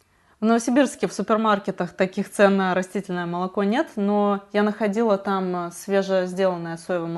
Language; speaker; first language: Russian; native; Russian